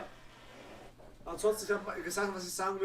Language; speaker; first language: German; native; German